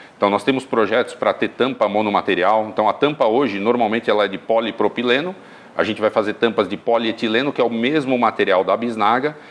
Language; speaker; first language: Portuguese; native; Portuguese